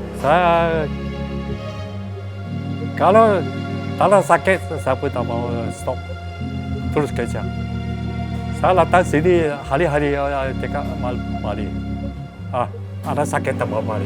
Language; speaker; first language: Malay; non-native, local second language; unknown